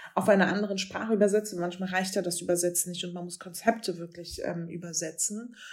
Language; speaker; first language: German; native; German